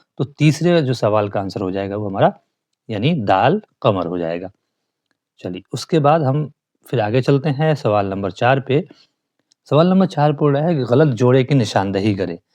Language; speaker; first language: Urdu; native; Urdu